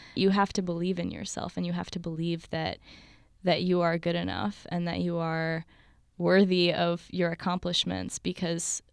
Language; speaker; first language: English; native; English